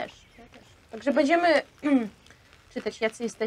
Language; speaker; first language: Polish; non-native, fluent; Russian